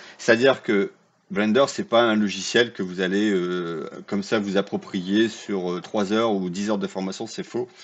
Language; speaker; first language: French; native; French